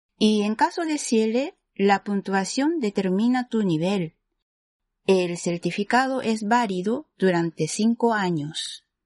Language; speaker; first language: Spanish; non-native, fluent; Japanese